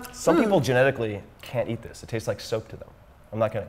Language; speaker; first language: English; native; English